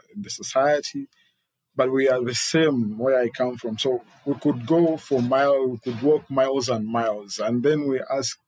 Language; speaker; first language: English; non-native, local second language; Ganda